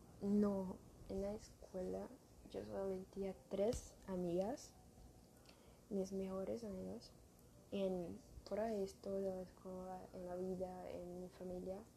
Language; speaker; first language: Spanish; non-native, learner; Portuguese